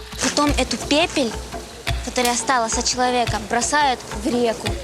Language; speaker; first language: Russian; native; Russian